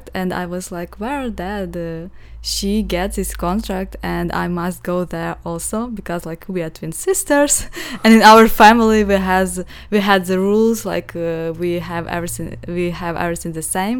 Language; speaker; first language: English; non-native, learner; Ukrainian